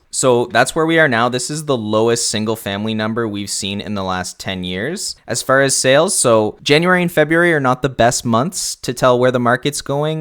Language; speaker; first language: English; native; English